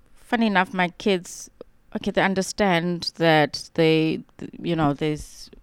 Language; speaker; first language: English; non-native, local second language; Xhosa